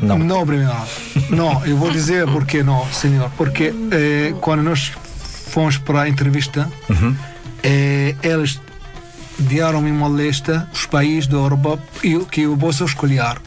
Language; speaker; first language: Portuguese; non-native, learner; Arabic